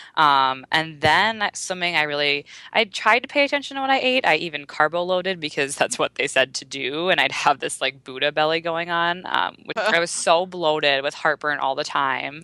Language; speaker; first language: English; native; English